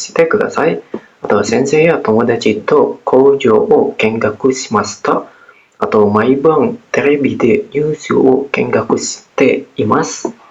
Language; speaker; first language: Japanese; non-native, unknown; Indonesian